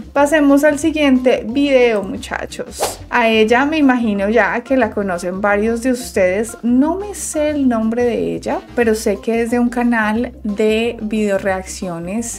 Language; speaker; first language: Spanish; native; Spanish